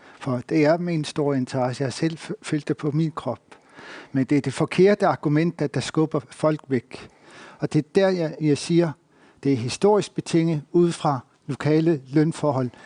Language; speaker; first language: Danish; non-native, local second language; Kalaallisut